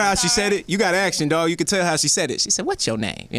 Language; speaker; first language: English; native; English